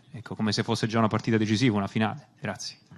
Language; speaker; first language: Italian; native; Italian